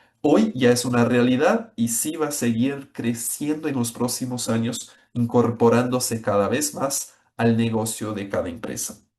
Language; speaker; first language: Spanish; non-native, fluent; Portuguese